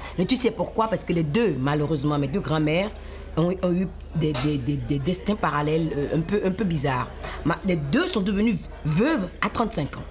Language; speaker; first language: French; non-native, local second language; Fon